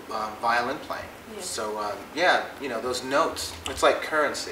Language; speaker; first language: English; native; English